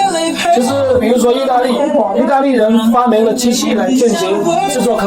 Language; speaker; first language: Chinese; native; Chinese